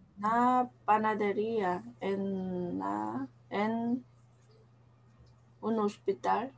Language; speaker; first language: Spanish; non-native, learner; Korean